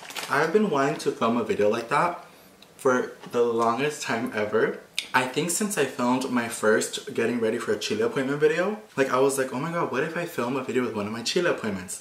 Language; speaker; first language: English; early bilingual, other home language; Spanish